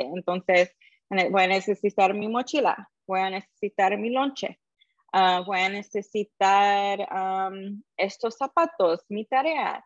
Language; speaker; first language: Spanish; early bilingual, heritage; Spanish